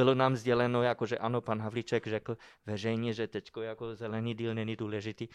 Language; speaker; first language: Czech; non-native, fluent; German